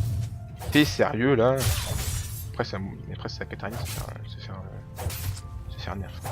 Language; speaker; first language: French; native; French